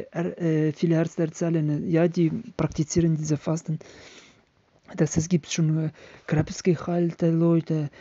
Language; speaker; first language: German; non-native, learner; Ukrainian